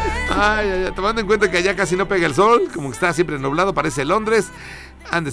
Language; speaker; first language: Spanish; native; Spanish